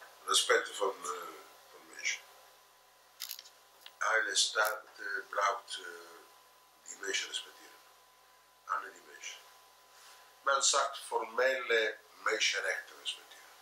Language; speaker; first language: German; non-native, fluent; Italian